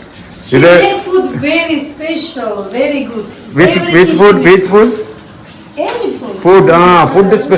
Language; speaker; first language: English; non-native, learner; Malayalam